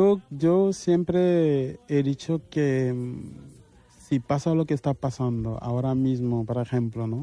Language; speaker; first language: Spanish; non-native, fluent; Mandingo